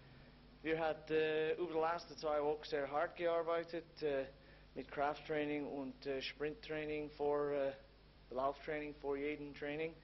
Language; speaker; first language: German; non-native, learner; English